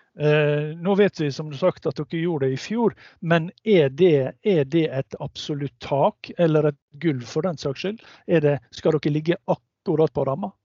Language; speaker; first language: Norwegian; native; Norwegian